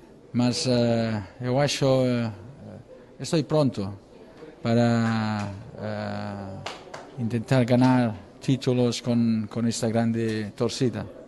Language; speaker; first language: Portuguese; non-native, learner; Catalan